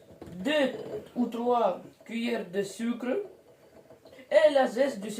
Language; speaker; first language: French; non-native, learner; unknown